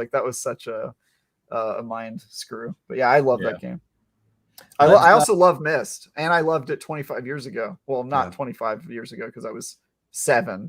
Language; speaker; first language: English; native; English